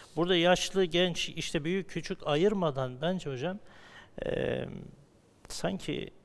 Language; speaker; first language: Turkish; native; Turkish